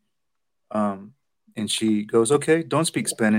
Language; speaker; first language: English; early bilingual, other home language; Spanish